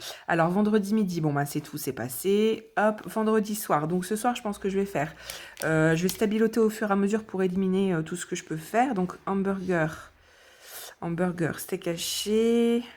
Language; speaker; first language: French; native; French